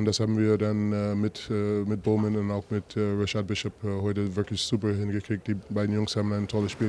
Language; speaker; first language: German; non-native, fluent; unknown